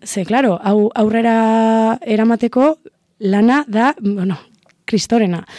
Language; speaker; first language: Basque; non-native, local second language; Spanish